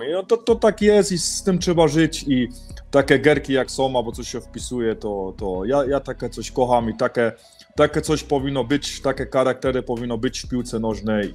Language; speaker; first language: Polish; early bilingual, heritage; Polish